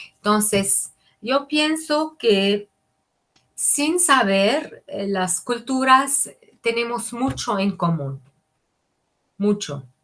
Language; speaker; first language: Spanish; non-native, fluent; Arabic